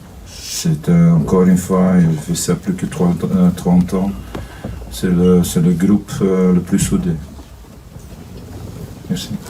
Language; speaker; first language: French; non-native, fluent; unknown